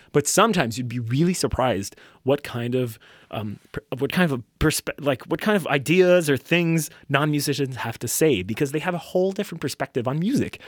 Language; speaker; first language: English; non-native, fluent; French